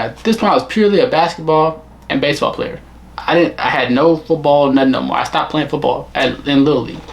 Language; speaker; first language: English; native; English